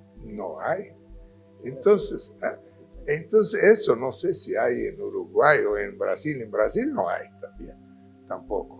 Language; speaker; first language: Spanish; non-native, fluent; Portuguese